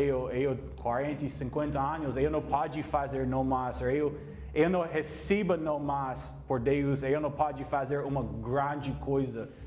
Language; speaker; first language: Portuguese; non-native, learner; English